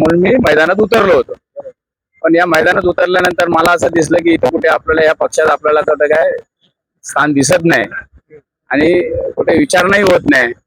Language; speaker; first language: Marathi; non-native, local second language; Telugu